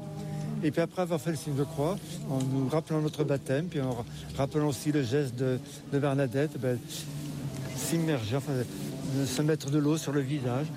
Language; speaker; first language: French; native; French